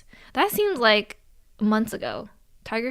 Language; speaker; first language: English; native; English